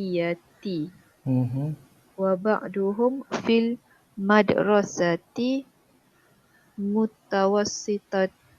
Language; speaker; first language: Arabic; non-native, learner; Malay